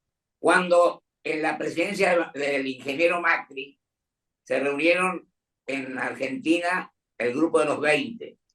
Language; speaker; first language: Spanish; native; Spanish